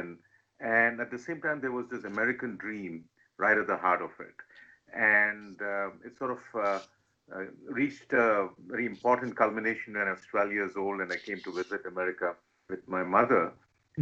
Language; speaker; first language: English; non-native, local second language; Telugu